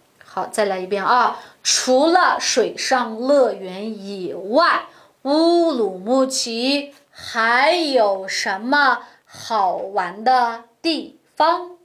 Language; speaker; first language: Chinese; non-native, local second language; Uyghur